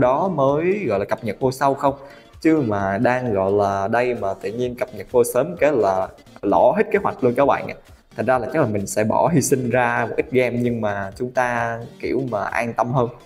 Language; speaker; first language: Vietnamese; native; Vietnamese